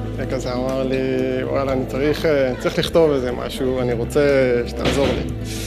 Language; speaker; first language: Hebrew; native; Hebrew